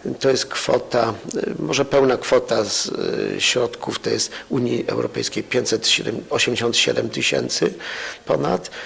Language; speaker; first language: Polish; native; Polish